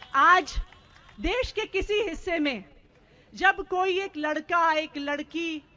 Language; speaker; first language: Hindi; native; Hindi